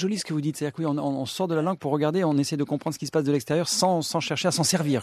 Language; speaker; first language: French; native; French